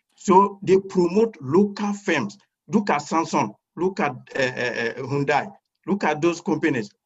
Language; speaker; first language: English; non-native, fluent; French